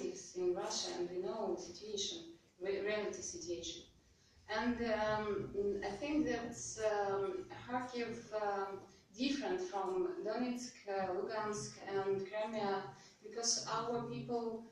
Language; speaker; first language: English; non-native, learner; Russian